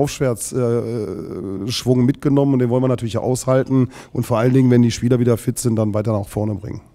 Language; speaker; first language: German; native; German